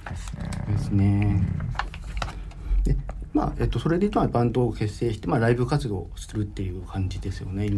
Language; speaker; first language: Japanese; native; Japanese